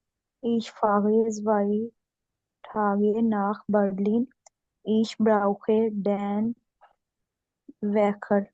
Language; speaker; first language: German; non-native, learner; Urdu